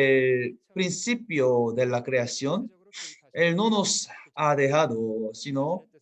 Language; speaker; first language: Spanish; non-native, fluent; Korean